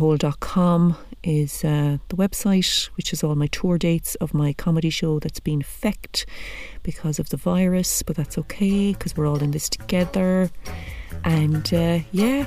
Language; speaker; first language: English; native; English